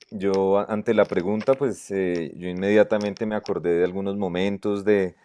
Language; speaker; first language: Spanish; native; Spanish